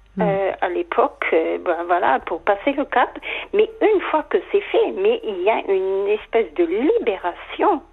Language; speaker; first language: French; native; French